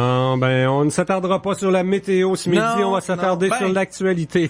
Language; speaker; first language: French; native; French